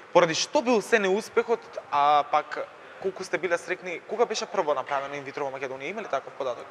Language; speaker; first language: Macedonian; native; Macedonian